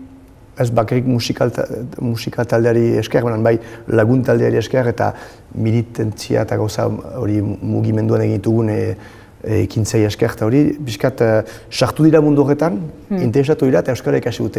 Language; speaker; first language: Basque; non-native, local second language; French